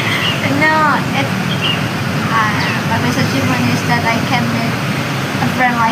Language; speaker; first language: English; non-native, learner; Indonesian